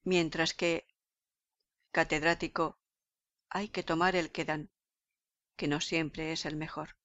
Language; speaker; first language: Spanish; native; Spanish